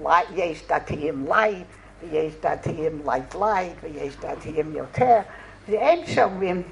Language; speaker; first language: Hebrew; non-native, fluent; English